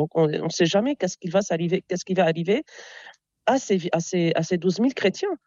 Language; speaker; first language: French; non-native, local second language; Arabic